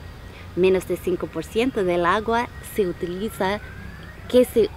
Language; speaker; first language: Spanish; non-native, learner; English